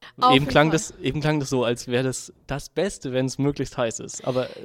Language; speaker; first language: German; native; German